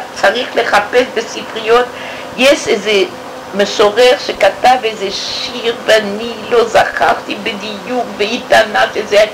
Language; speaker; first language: Hebrew; non-native, fluent; French